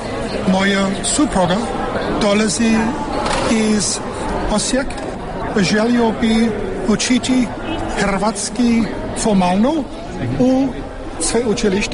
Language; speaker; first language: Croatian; non-native, learner; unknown